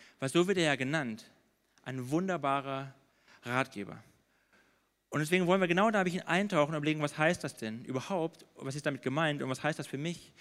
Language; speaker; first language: German; native; German